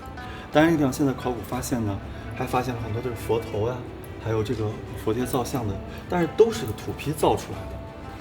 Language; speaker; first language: Chinese; native; Chinese